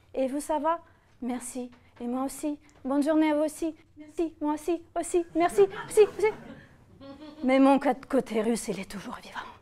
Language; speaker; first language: French; non-native, fluent; Russian